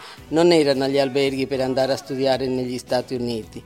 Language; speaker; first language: Italian; early bilingual, heritage; Italian